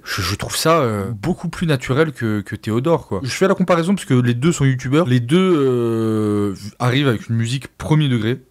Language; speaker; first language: French; native; French